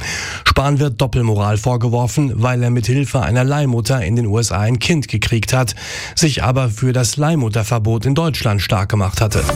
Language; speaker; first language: German; native; German